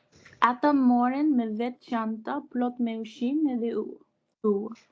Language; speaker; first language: Albanian; non-native, learner; English